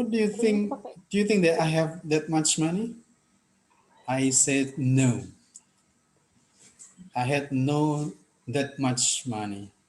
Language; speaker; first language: English; non-native, fluent; Indonesian